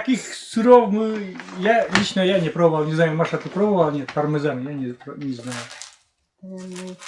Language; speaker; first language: Russian; native; Russian